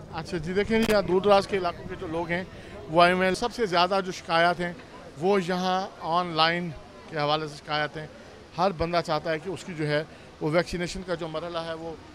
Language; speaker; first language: Urdu; non-native, local second language; Saraiki